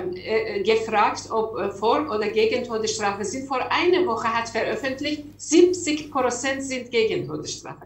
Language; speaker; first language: German; non-native, learner; Persian